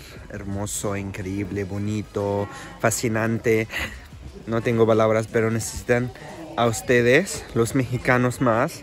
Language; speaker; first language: Spanish; non-native, fluent; Arabic